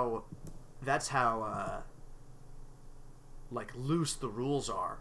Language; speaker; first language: English; native; English